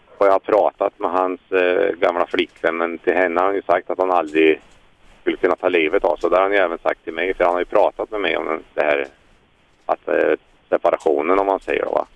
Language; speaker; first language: Swedish; native; Swedish